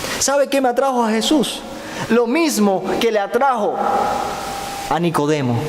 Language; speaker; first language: Spanish; native; Spanish